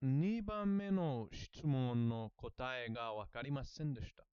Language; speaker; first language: Japanese; non-native, learner; English